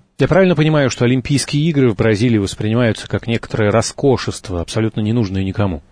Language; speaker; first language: Russian; native; Russian